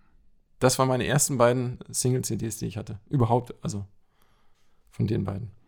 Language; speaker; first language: German; native; German